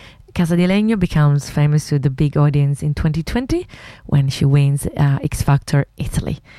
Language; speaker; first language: English; non-native, fluent; Italian